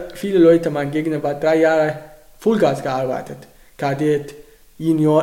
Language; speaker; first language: German; non-native, learner; Arabic